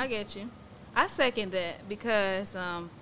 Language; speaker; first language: English; native; English